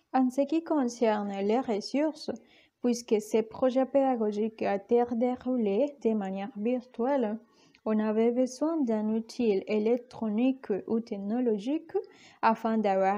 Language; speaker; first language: French; non-native, fluent; Spanish